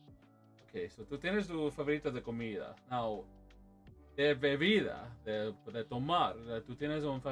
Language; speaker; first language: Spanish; early bilingual, heritage; English